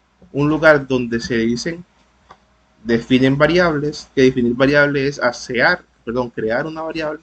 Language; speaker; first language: Spanish; native; Spanish